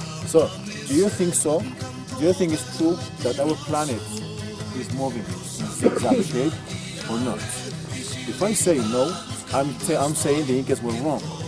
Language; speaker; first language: English; non-native, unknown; Spanish